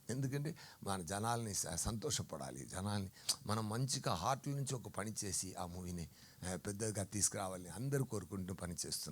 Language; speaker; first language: Telugu; non-native, learner; Tamil